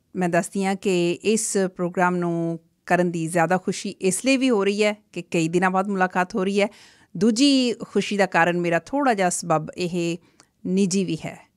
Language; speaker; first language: Punjabi; native; Punjabi